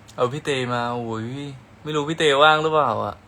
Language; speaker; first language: Thai; native; Thai